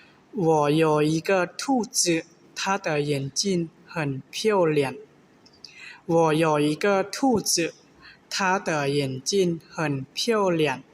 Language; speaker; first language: Chinese; non-native, learner; Hmong